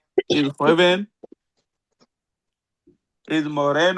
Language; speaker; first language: Spanish; non-native, learner; Urdu